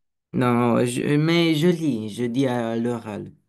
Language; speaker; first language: French; non-native, learner; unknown